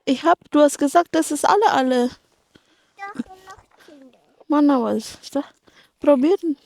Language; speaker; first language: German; non-native, fluent; Indonesian